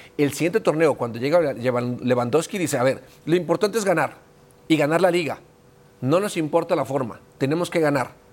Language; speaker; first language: Spanish; native; Spanish